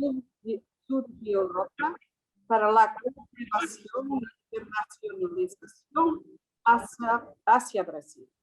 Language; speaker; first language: Spanish; non-native, fluent; Portuguese